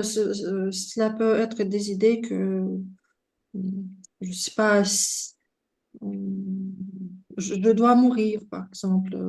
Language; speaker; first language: French; non-native, fluent; Russian